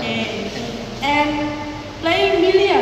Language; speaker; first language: English; non-native, learner; Indonesian